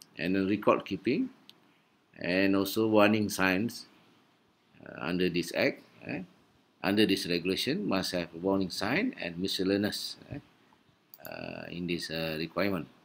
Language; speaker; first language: English; non-native, local second language; Malay